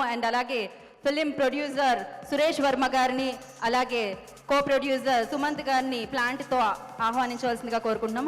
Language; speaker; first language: Telugu; native; Telugu